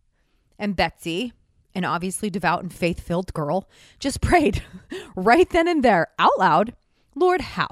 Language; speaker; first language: English; native; English